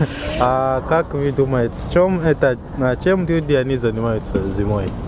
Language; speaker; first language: Russian; non-native, learner; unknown